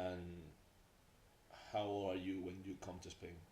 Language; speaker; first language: English; non-native, learner; Spanish